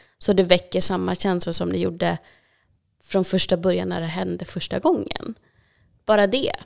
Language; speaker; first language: Swedish; native; Swedish